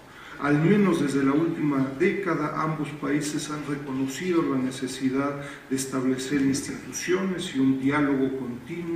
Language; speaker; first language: Spanish; native; Spanish